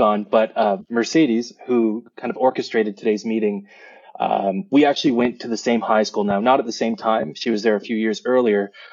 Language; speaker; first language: English; native; English